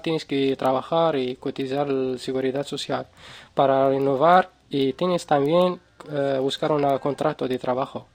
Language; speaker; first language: Spanish; non-native, learner; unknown